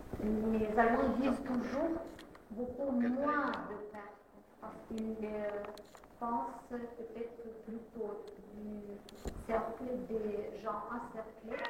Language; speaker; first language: French; non-native, fluent; Russian